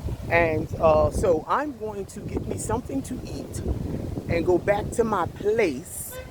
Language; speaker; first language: English; native; English